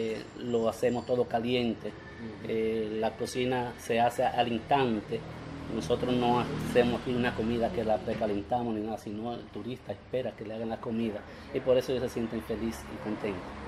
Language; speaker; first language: Spanish; native; Spanish